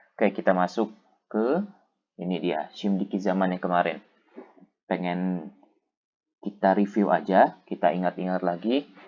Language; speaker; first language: Indonesian; native; Indonesian